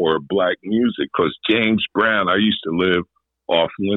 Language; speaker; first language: English; native; English